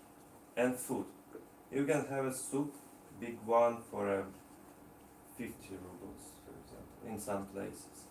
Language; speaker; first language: English; non-native, learner; Russian